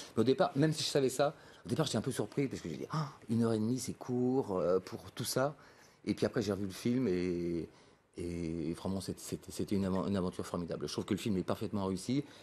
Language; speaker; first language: French; native; French